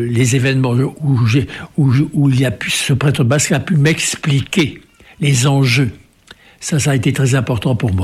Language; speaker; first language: French; native; French